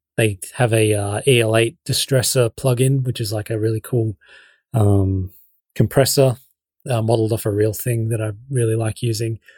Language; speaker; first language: English; native; English